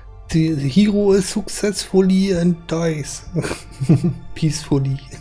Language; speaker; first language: English; non-native, learner; German